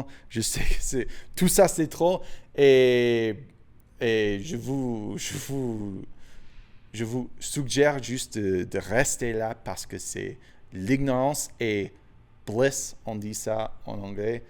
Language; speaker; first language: French; non-native, fluent; English